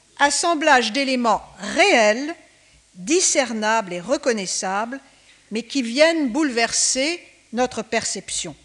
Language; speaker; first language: French; native; French